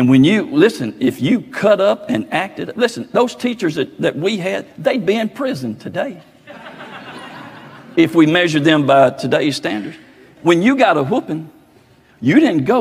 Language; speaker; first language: English; native; English